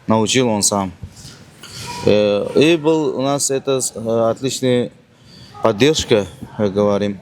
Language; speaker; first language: Russian; non-native, learner; Uzbek